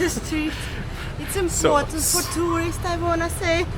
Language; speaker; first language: English; non-native, learner; Russian